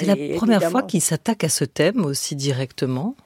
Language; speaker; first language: French; native; French